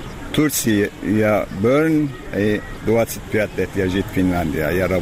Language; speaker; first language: Russian; non-native, learner; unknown